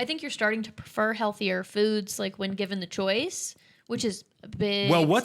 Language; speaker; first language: English; native; English